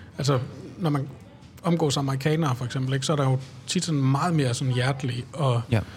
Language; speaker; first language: Danish; native; Danish